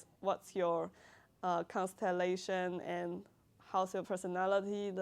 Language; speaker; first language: English; non-native, learner; Chinese